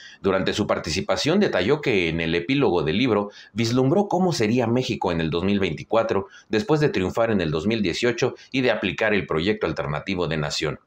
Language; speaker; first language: Spanish; native; Spanish